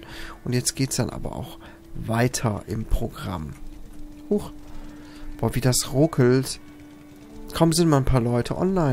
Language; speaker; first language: German; native; German